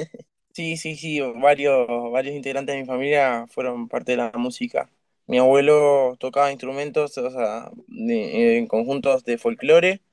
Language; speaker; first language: Spanish; native; Spanish